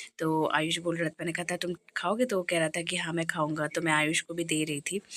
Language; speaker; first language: Hindi; non-native, local second language; Bangla